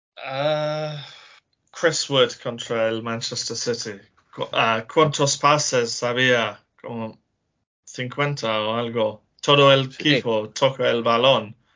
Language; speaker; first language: Spanish; non-native, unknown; English